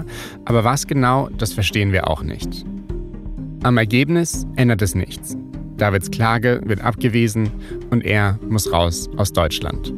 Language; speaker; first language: German; native; German